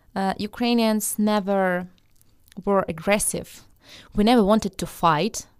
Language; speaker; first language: English; non-native, fluent; Russian